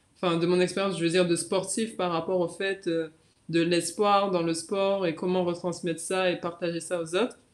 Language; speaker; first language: French; native; French